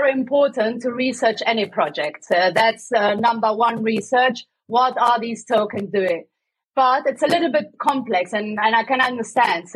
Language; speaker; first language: English; non-native, fluent; German